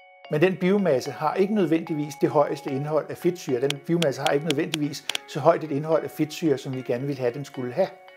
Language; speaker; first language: Danish; native; Danish